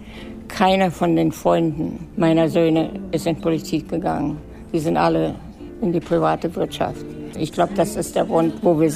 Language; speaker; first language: German; native; German